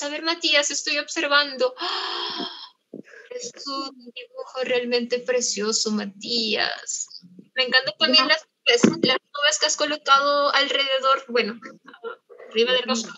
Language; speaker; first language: Spanish; native; Spanish